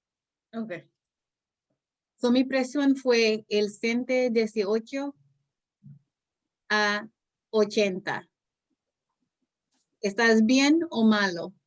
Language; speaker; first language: Spanish; non-native, learner; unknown